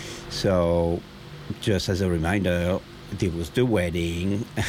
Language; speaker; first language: English; non-native, fluent; French